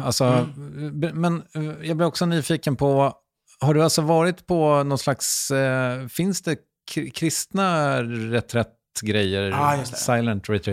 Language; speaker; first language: Swedish; native; Swedish